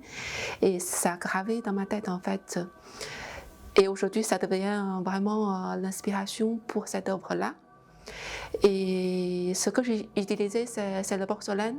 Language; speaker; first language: French; non-native, fluent; Chinese